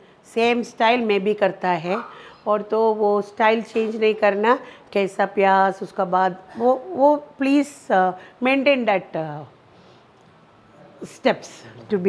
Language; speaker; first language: Hindi; non-native, local second language; Malayalam